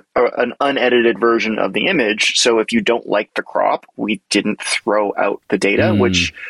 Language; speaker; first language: English; native; English